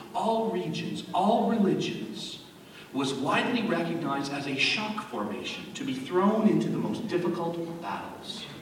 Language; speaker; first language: English; native; English